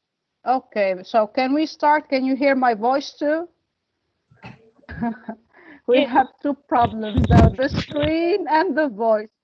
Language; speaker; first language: English; non-native, fluent; Arabic